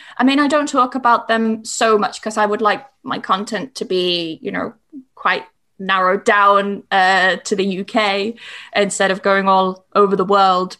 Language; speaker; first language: English; native; English